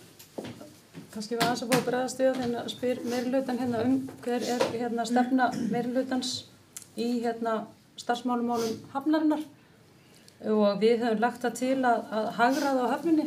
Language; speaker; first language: Icelandic; native; Icelandic